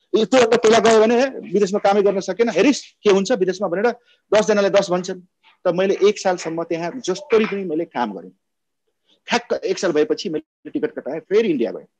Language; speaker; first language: Nepali; non-native, local second language; Maithili